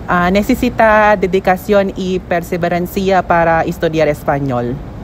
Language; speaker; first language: Spanish; non-native, learner; Filipino